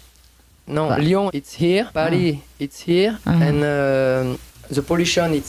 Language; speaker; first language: English; non-native, learner; French